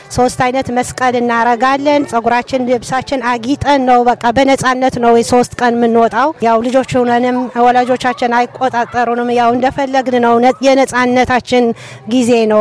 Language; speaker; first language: Amharic; non-native, local second language; Tigrinya